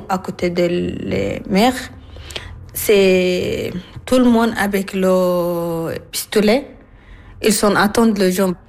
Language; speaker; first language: French; non-native, learner; Arabic